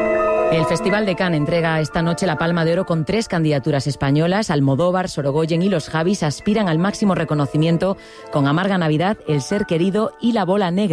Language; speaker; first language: Spanish; native; Spanish